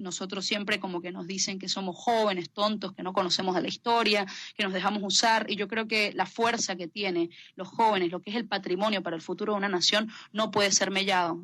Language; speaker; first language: Spanish; native; Spanish